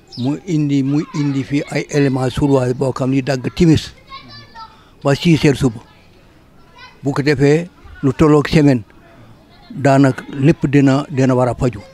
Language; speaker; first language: Wolof; native; Wolof